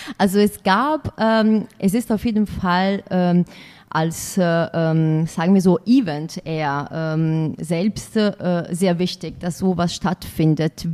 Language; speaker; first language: German; non-native, fluent; Italian